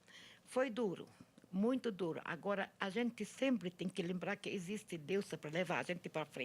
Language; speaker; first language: Portuguese; non-native, learner; Arabic